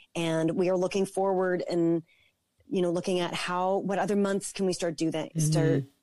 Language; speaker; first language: English; native; English